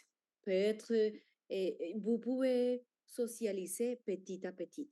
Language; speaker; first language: French; non-native, fluent; Spanish